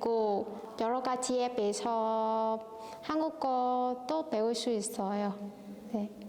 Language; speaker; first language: Korean; non-native, learner; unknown